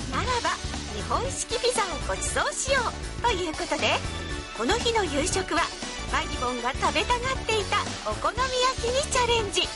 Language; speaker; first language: Japanese; native; Japanese